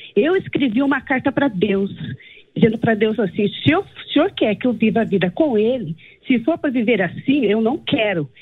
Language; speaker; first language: Portuguese; native; Portuguese